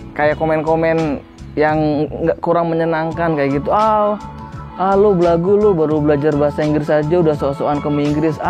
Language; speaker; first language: Indonesian; native; Indonesian